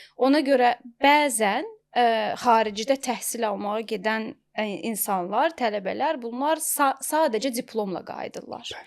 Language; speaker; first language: Azerbaijani; native; Azerbaijani